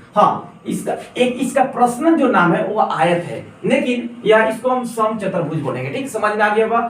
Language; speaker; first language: Hindi; native; Hindi